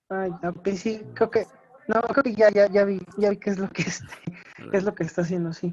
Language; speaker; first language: Spanish; native; Spanish